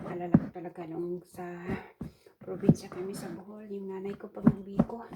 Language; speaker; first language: Filipino; non-native, local second language; Cebuano